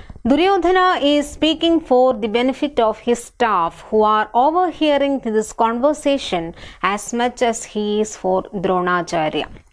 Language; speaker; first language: English; non-native, local second language; Malayalam